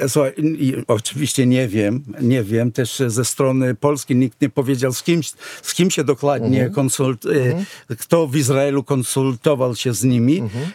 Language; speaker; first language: Polish; non-native, fluent; Hebrew